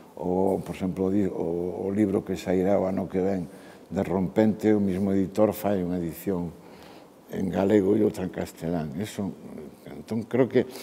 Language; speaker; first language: Galician; non-native, local second language; Spanish